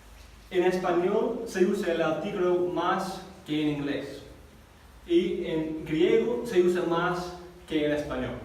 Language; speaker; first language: Spanish; non-native, fluent; English